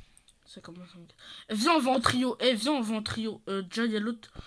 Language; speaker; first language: French; native; French